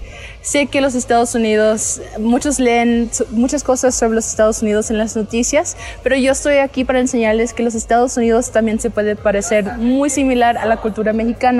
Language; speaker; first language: Spanish; non-native, fluent; English